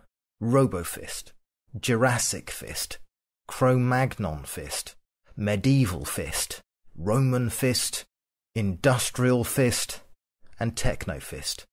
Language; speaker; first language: English; native; English